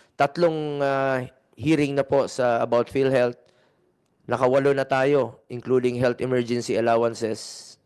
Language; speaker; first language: Filipino; native; Filipino